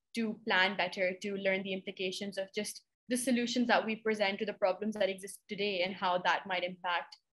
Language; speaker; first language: English; non-native, local second language; Urdu